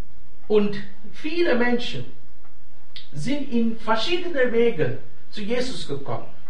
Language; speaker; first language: German; non-native, fluent; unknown